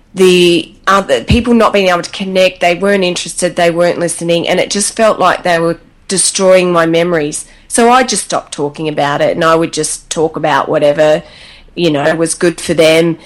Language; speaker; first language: English; native; English